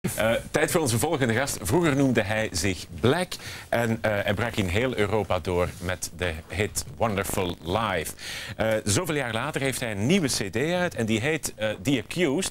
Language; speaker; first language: Dutch; native; Dutch